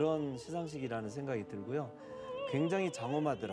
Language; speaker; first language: Korean; native; Korean